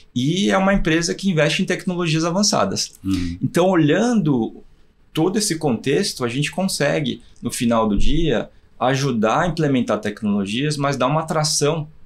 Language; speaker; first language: Portuguese; native; Portuguese